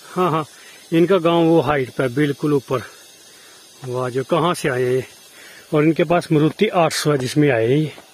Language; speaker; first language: Hindi; native; Hindi